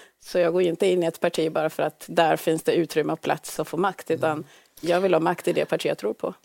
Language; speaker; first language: Swedish; early bilingual, other home language; Swahili